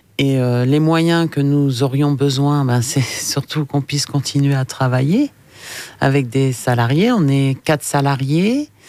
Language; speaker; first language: French; native; French